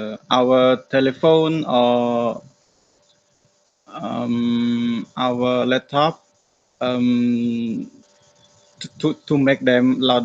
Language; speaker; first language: English; non-native, learner; Khmer